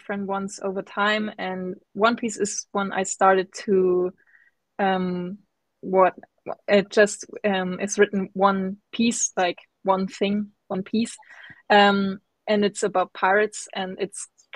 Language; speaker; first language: English; non-native, fluent; German